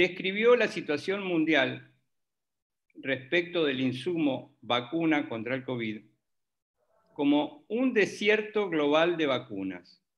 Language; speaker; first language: Spanish; native; Spanish